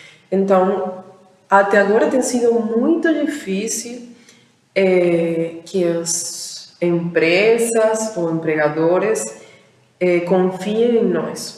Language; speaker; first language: Portuguese; non-native, fluent; Spanish